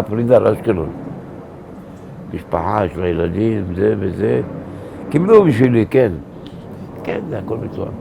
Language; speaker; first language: Hebrew; early bilingual, other home language; Arabic